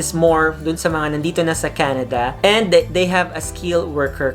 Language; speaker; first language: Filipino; native; Filipino